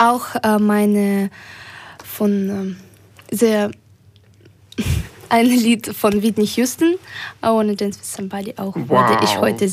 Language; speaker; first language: German; early bilingual, other home language; Ukrainian